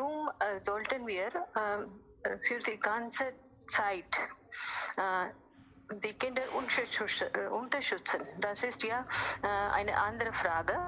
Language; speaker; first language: German; non-native, learner; Hindi